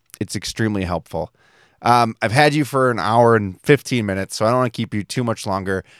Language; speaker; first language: English; native; English